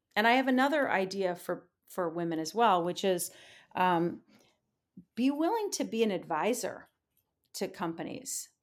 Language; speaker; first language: English; native; English